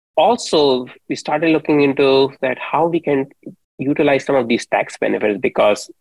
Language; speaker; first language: English; non-native, local second language; Hindi